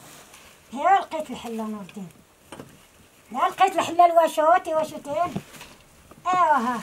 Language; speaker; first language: Arabic; non-native, local second language; Central Atlas Tamazight